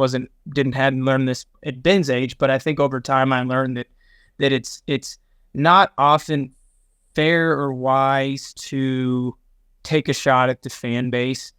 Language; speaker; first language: English; native; English